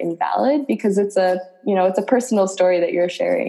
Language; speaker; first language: English; native; English